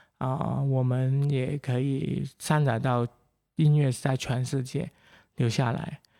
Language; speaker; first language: Chinese; non-native, local second language; Cantonese